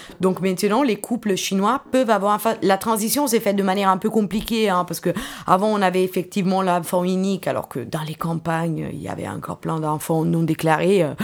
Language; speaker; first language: French; non-native, fluent; Italian